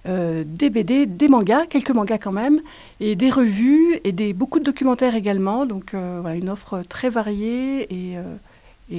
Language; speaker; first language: French; native; French